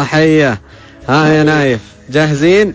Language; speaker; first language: Arabic; native; Arabic